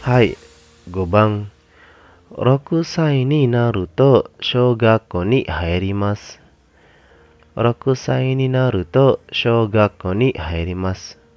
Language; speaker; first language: Japanese; non-native, fluent; Indonesian